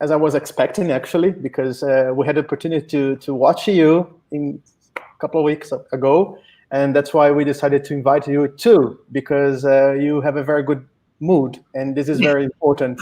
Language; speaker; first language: English; non-native, fluent; Portuguese